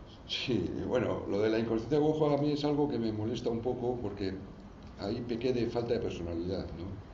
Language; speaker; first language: Spanish; native; Spanish